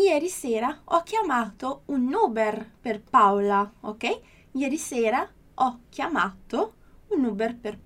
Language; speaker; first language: Italian; non-native, fluent; Portuguese